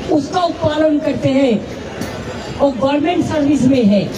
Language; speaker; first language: Hindi; non-native, local second language; Bangla